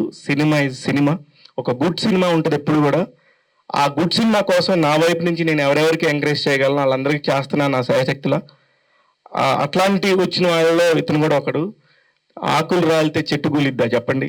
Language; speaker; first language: Telugu; native; Telugu